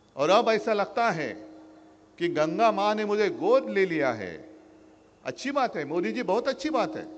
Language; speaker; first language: Hindi; non-native, local second language; Marathi